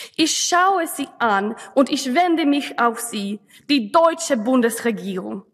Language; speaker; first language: German; non-native, fluent; Swedish